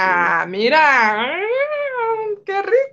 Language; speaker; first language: Spanish; non-native, fluent; Portuguese